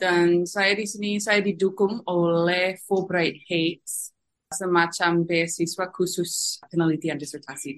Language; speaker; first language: Indonesian; non-native, fluent; English